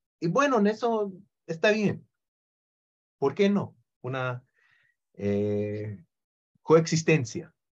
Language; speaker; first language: Spanish; non-native, fluent; Hebrew